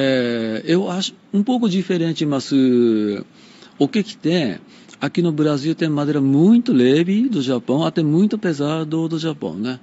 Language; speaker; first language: Portuguese; non-native, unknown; Japanese